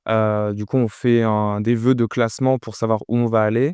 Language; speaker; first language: French; native; French